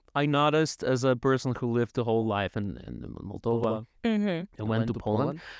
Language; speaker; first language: English; non-native, learner; Russian